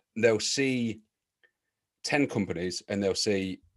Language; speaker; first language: English; native; English